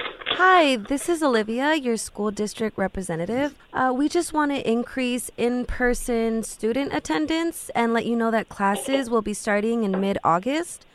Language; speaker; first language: English; native; English